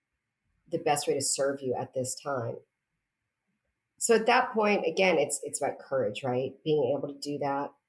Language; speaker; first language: English; native; English